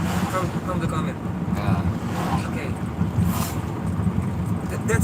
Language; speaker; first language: English; non-native, learner; Indonesian